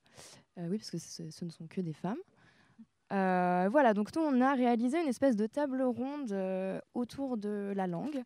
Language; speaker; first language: French; native; French